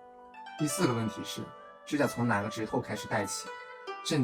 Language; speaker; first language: Chinese; native; Chinese